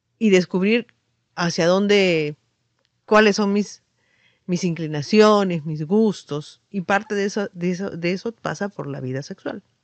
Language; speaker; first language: Spanish; native; Spanish